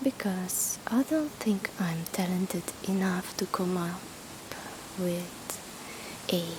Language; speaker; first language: English; non-native, fluent; Slovenian